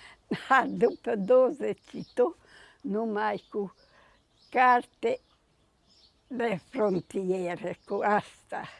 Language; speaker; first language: Romanian; non-native, local second language; Hungarian